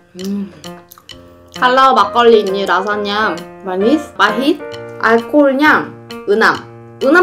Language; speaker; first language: Indonesian; non-native, fluent; Korean